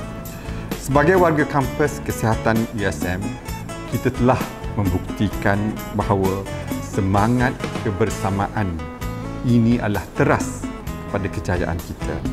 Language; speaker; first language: Malay; native; Malay